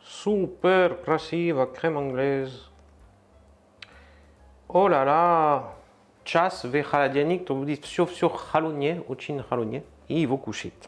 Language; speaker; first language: Russian; non-native, learner; French